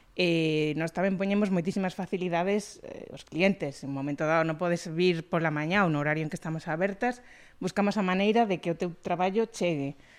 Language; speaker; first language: Galician; non-native, local second language; Spanish